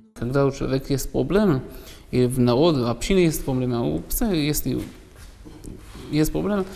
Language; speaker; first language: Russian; non-native, learner; Hebrew